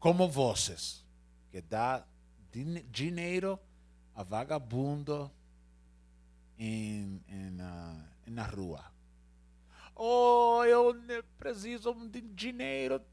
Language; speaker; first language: Portuguese; non-native, learner; Spanish